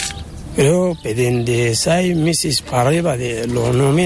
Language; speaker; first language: Spanish; non-native, learner; Arabic